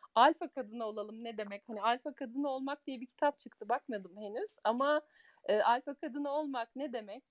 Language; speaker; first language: Turkish; early bilingual, heritage; Turkish